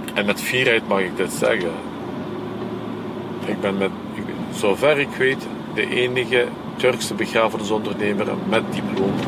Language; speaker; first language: Dutch; early bilingual, other home language; Turkish